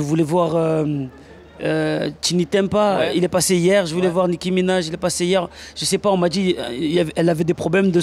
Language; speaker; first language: French; native; French